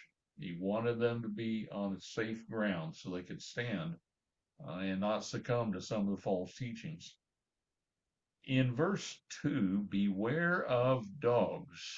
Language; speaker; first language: English; native; English